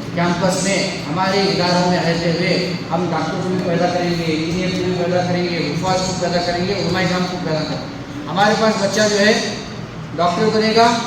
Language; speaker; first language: Urdu; native; Urdu